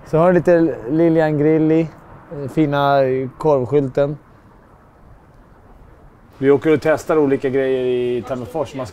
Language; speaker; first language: Swedish; native; Swedish